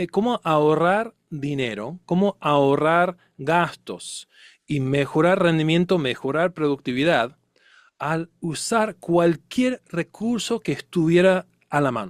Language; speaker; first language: Spanish; non-native, fluent; English